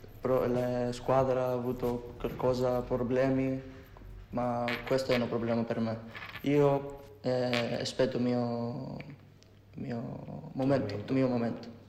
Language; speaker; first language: Italian; non-native, learner; Greek